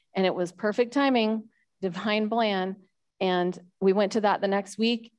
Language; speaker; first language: English; native; English